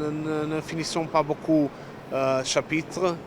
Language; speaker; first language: French; non-native, learner; Serbian